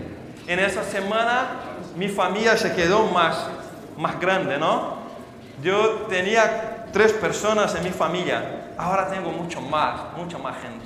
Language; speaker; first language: Spanish; non-native, fluent; Portuguese